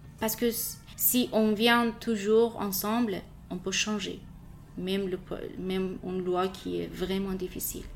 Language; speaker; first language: French; non-native, learner; Persian